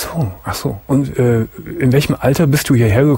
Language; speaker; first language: German; native; German